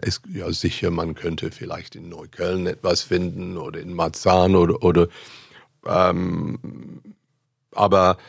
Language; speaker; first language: German; non-native, fluent; English